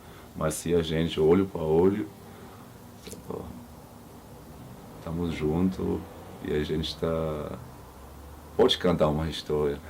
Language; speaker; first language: Portuguese; non-native, learner; German